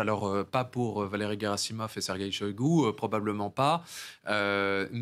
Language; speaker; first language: French; native; French